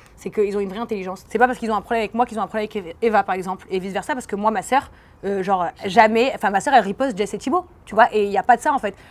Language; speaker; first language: French; early bilingual, other home language; English